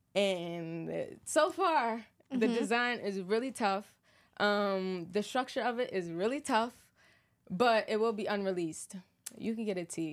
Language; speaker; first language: English; native; English